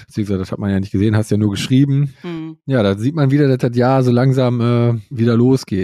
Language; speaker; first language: German; native; German